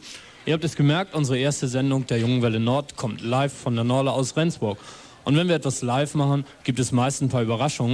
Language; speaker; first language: German; native; German